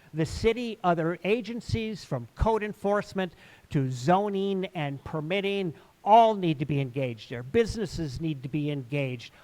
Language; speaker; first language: English; native; English